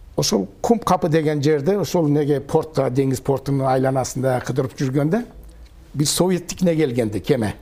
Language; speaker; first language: Kyrgyz; early bilingual, heritage; Kyrgyz